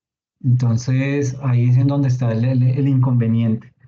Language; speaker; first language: Spanish; native; Spanish